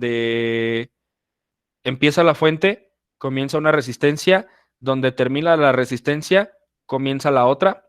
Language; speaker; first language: Spanish; native; Spanish